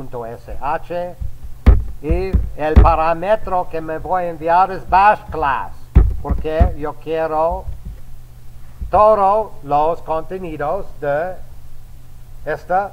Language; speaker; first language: Spanish; non-native, fluent; English